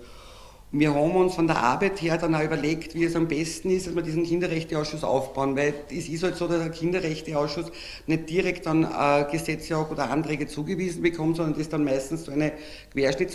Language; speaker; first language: German; native; German